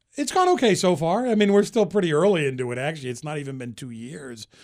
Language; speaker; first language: English; native; English